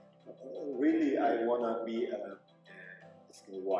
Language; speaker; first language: English; non-native, local second language; Italian